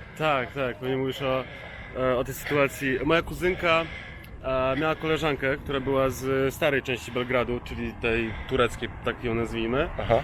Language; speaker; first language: Polish; early bilingual, other home language; Serbian